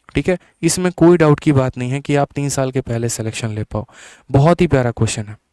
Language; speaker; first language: Hindi; native; Hindi